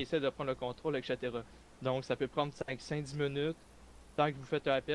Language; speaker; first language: French; native; French